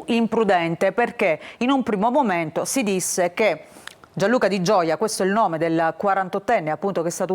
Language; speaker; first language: Italian; native; Italian